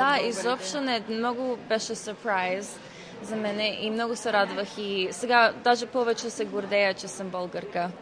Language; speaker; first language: Bulgarian; early bilingual, heritage; Bulgarian